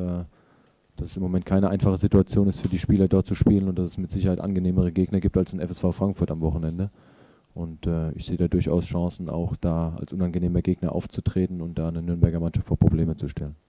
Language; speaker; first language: German; native; German